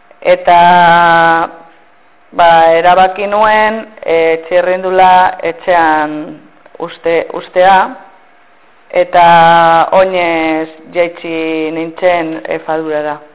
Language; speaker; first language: Basque; non-native, local second language; Spanish